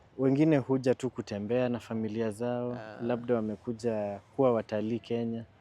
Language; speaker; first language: Swahili; non-native, local second language; Luyia